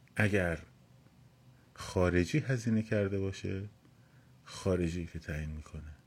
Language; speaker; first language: Persian; native; Persian